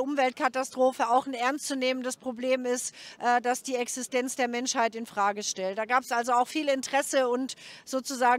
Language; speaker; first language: German; native; German